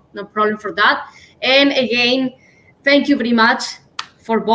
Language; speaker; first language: English; non-native, learner; Spanish